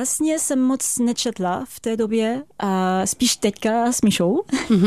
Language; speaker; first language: Czech; non-native, fluent; French